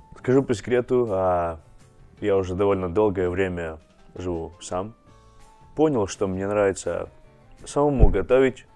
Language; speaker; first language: Russian; non-native, fluent; English